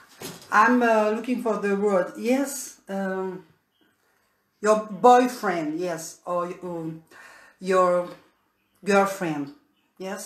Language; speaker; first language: English; non-native, learner; French